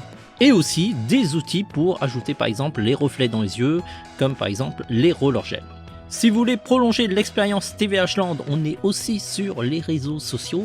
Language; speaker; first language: French; native; French